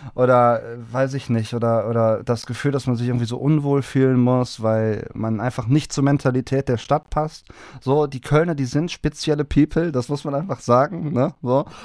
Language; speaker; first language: German; non-native, fluent; Spanish